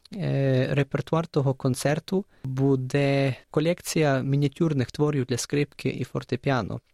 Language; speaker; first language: Ukrainian; early bilingual, other home language; English